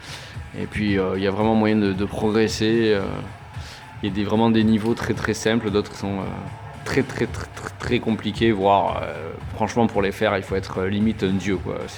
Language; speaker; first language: French; native; French